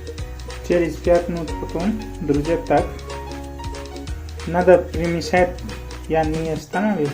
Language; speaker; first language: Russian; non-native, learner; Hindi